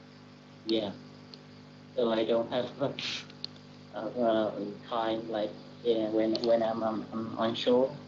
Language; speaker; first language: English; non-native, learner; Vietnamese